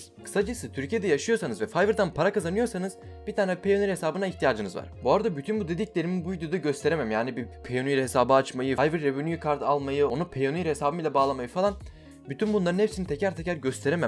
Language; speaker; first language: Turkish; native; Turkish